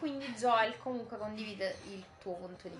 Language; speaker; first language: Italian; native; Italian